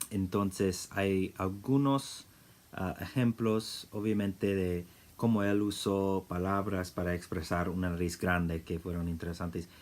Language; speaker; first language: Spanish; non-native, fluent; English